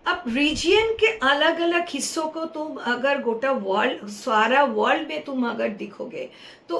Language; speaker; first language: Hindi; non-native, local second language; Bangla